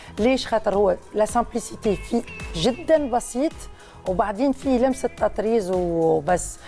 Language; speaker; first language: Arabic; native; Arabic